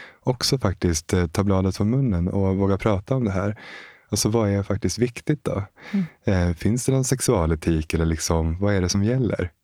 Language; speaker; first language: Swedish; native; Swedish